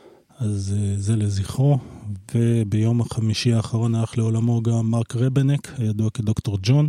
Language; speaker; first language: Hebrew; native; Hebrew